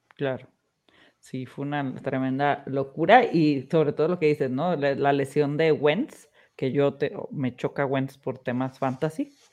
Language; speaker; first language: Spanish; early bilingual, heritage; Spanish